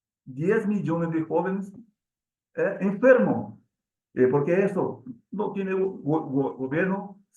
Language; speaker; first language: Spanish; non-native, learner; Portuguese